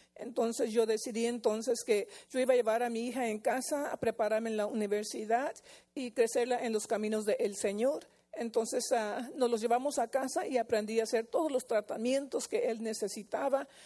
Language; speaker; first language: Spanish; early bilingual, heritage; Spanish